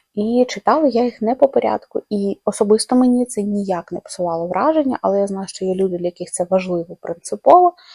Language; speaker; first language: Ukrainian; non-native, local second language; Russian